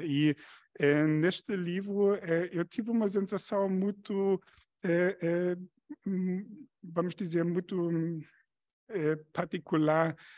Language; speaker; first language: Portuguese; non-native, fluent; German